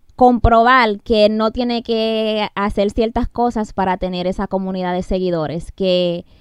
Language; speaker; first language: Spanish; early bilingual, heritage; Spanish